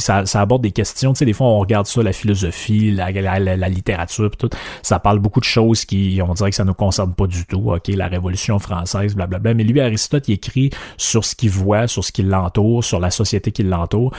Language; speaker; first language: French; native; French